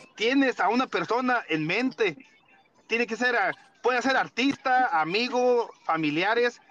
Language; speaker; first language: Spanish; native; Spanish